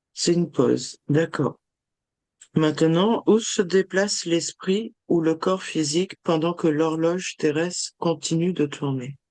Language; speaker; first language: French; native; French